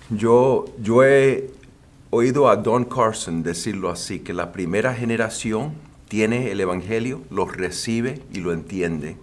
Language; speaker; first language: Spanish; early bilingual, heritage; Spanish